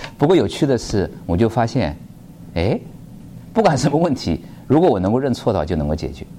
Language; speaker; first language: Chinese; native; Chinese